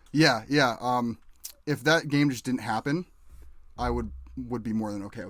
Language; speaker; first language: English; native; English